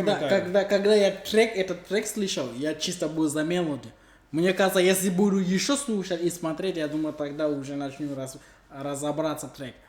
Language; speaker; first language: Russian; non-native, learner; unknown